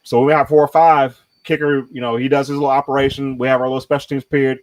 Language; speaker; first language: English; native; English